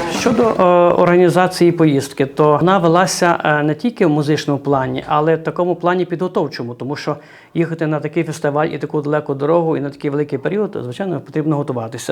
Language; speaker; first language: Ukrainian; native; Ukrainian